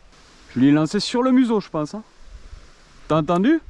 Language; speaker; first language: French; native; French